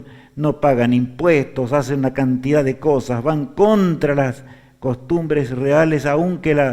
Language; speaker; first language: Spanish; native; Spanish